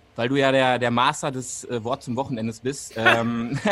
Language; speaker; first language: German; native; German